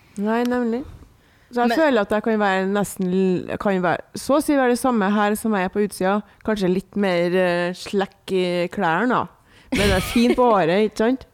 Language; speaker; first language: Norwegian; native; Norwegian